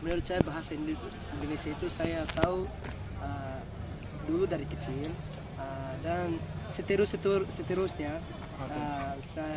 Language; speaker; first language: Indonesian; non-native, fluent; Tetum